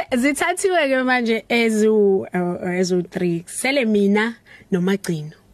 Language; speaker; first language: Zulu; native; Zulu